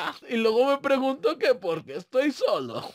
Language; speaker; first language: Spanish; native; Spanish